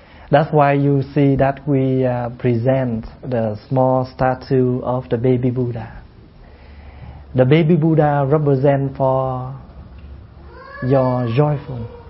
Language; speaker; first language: English; non-native, fluent; Vietnamese